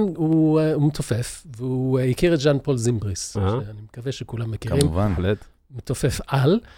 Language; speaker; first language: Hebrew; early bilingual, other home language; English